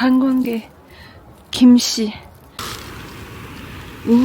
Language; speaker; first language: Korean; non-native, fluent; Chinese